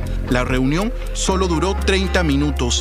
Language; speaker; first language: Spanish; native; Spanish